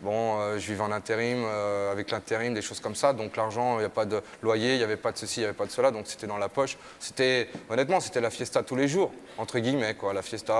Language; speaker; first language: French; native; French